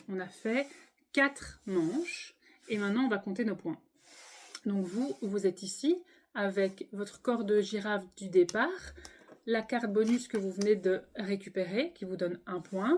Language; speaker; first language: French; native; French